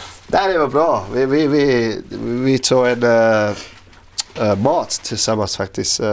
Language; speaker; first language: Swedish; non-native, learner; English